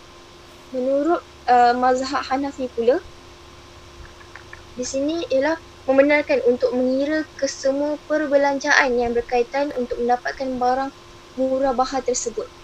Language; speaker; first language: Malay; native; Malay